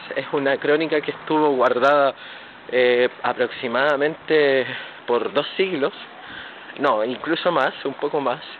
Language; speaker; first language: Spanish; native; Spanish